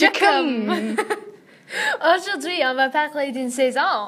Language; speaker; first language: French; non-native, learner; English